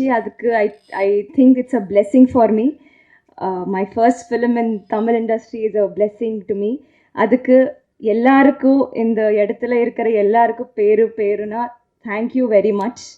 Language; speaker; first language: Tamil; non-native, learner; Telugu